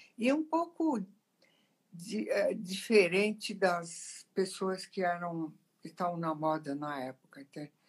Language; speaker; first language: Portuguese; early bilingual, other home language; Italian